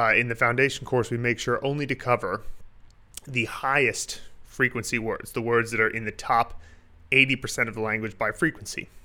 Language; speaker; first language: English; native; English